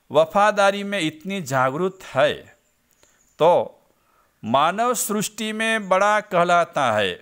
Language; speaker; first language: Hindi; non-native, local second language; Gujarati